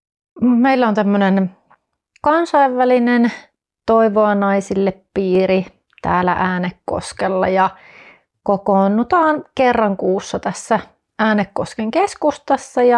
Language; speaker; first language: Finnish; native; Finnish